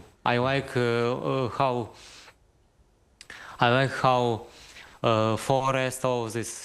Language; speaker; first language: English; non-native, learner; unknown